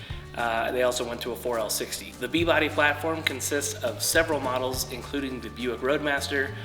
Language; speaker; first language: English; native; English